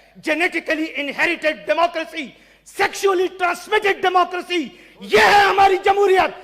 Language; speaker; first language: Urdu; non-native, local second language; Pashto